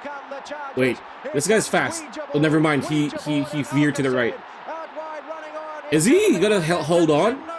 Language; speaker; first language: English; native; English